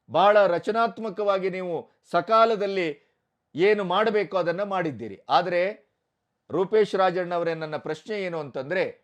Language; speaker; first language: Kannada; native; Kannada